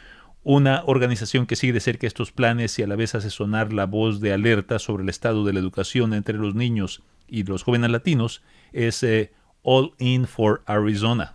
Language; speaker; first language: Spanish; native; Spanish